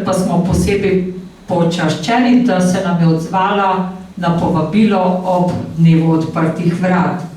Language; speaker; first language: Slovenian; native; Slovenian